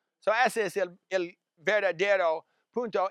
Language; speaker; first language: Spanish; non-native, learner; English